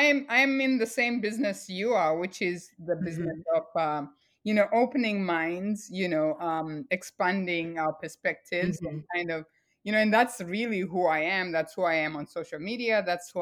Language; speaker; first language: English; non-native, local second language; Shona